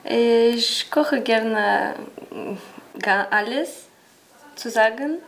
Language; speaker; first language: German; non-native, learner; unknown